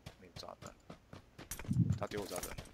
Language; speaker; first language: Chinese; native; Chinese